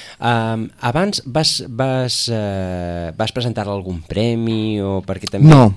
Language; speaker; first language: Catalan; native; Catalan